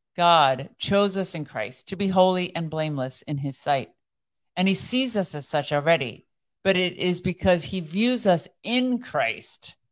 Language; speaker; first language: English; early bilingual, other home language; Persian